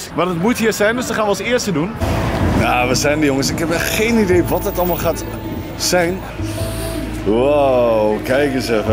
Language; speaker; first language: Dutch; native; Dutch